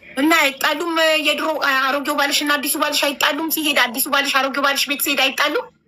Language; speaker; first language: Amharic; native; Amharic